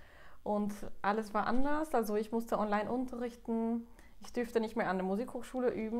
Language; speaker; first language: German; non-native, fluent; Spanish